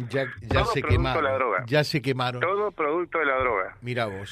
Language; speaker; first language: Spanish; native; Spanish